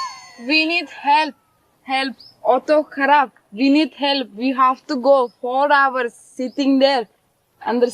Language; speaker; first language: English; non-native, learner; Turkish